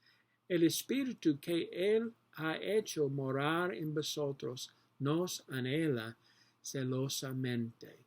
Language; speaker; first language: Spanish; non-native, learner; English